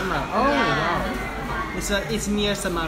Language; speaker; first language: English; non-native, fluent; Cantonese